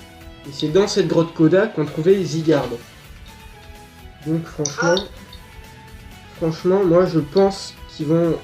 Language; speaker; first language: French; native; French